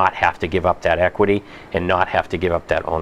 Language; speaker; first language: English; native; English